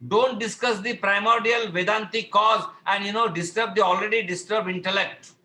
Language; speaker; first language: English; non-native, local second language; Marathi